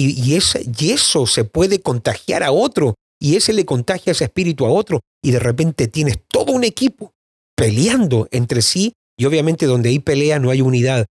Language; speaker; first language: Spanish; native; Spanish